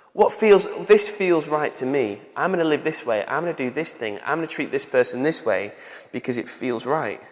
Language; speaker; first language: English; native; English